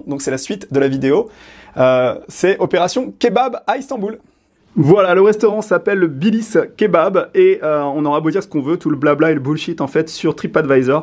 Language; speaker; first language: French; native; French